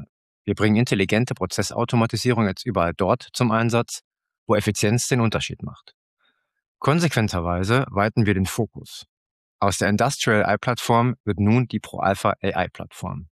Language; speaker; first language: German; native; German